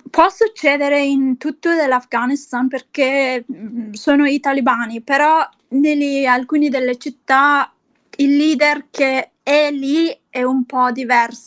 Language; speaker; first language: Italian; non-native, fluent; Persian